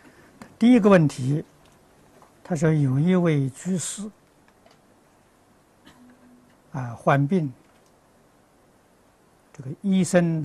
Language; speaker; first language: Chinese; native; Chinese